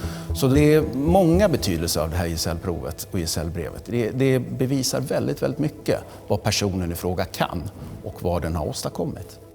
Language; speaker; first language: Swedish; native; Swedish